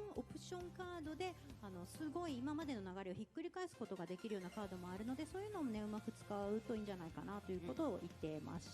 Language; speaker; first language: Japanese; native; Japanese